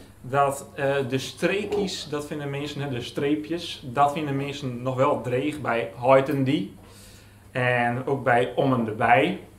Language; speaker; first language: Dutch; native; Dutch